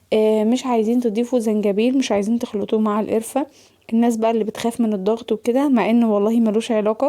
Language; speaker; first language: Arabic; native; Arabic